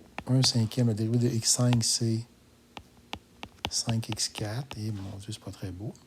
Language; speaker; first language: French; native; French